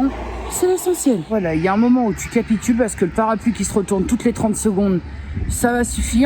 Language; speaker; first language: French; native; French